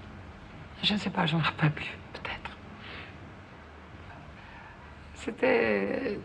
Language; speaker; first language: French; non-native, fluent; Italian